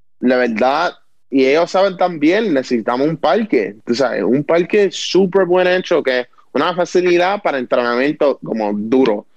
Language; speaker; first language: Spanish; early bilingual, heritage; Spanish